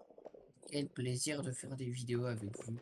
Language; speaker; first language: French; native; French